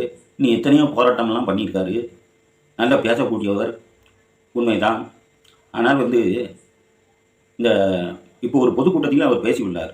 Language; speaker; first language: Tamil; native; Tamil